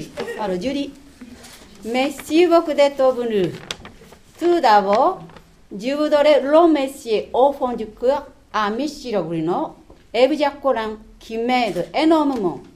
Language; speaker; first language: French; non-native, fluent; Japanese